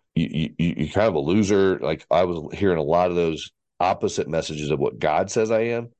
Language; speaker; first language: English; native; English